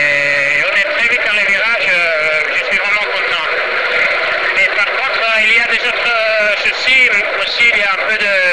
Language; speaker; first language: French; non-native, fluent; Italian